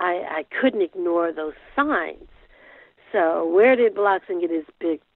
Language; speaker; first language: English; native; English